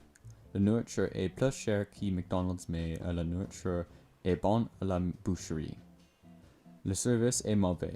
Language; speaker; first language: French; non-native, learner; English